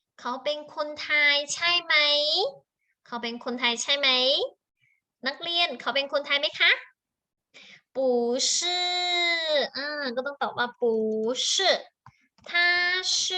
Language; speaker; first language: Thai; native; Thai